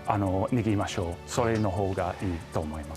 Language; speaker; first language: Japanese; non-native, fluent; English